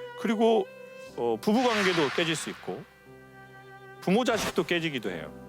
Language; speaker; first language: Korean; native; Korean